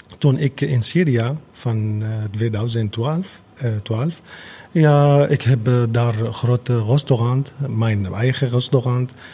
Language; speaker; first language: Dutch; non-native, learner; Arabic